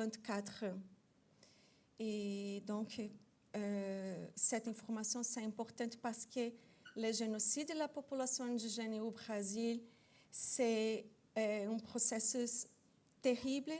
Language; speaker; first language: French; non-native, fluent; Portuguese